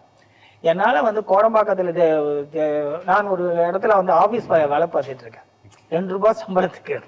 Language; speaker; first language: Tamil; native; Tamil